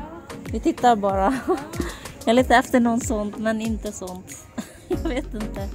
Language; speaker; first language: Swedish; non-native, learner; Filipino